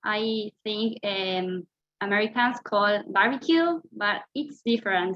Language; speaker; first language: English; non-native, fluent; Spanish